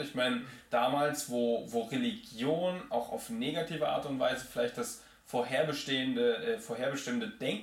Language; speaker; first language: German; native; German